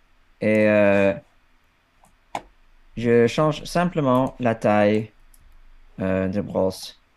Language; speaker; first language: French; non-native, fluent; English